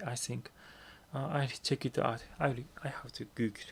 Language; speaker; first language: English; non-native, learner; Japanese